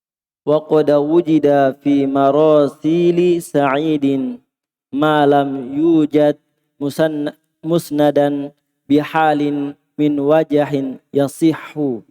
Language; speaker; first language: Arabic; non-native, learner; Indonesian